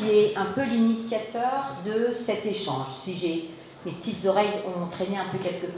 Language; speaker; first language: French; native; French